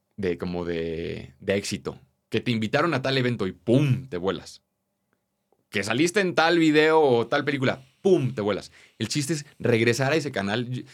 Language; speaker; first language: Spanish; native; Spanish